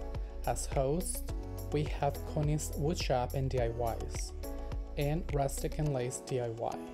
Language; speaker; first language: English; non-native, fluent; Spanish